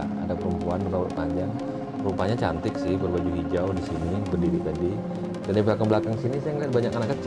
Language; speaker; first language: Indonesian; native; Indonesian